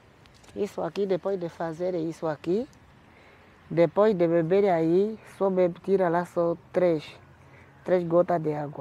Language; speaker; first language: Portuguese; non-native, local second language; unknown